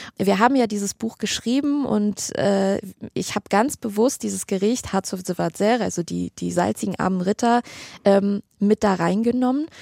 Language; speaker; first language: German; early bilingual, other home language; Armenian